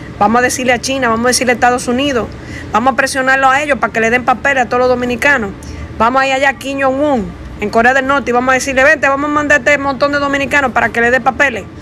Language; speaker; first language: Spanish; native; Spanish